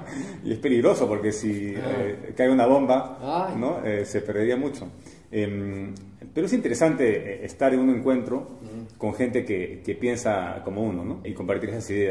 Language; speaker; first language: Spanish; native; Spanish